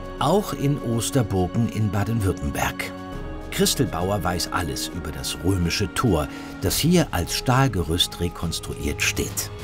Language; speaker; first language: German; native; German